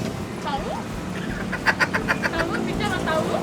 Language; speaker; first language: Indonesian; non-native, learner; Japanese